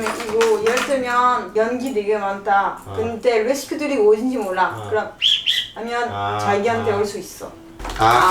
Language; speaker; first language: Korean; non-native, learner; French